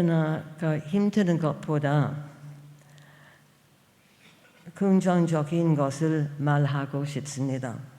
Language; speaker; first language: Korean; non-native, fluent; English